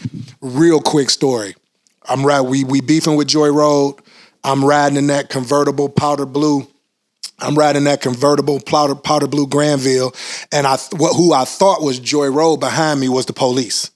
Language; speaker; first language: English; native; English